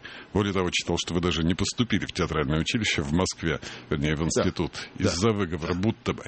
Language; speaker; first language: Russian; native; Russian